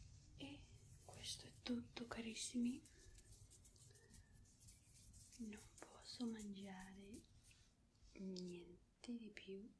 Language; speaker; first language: Italian; non-native, learner; Spanish